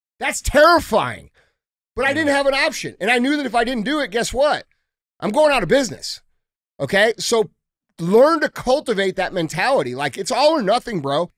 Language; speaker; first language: English; native; English